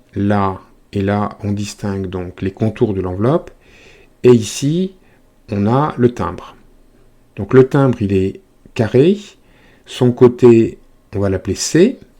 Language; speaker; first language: French; native; French